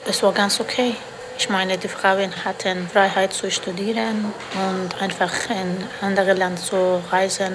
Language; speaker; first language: German; non-native, fluent; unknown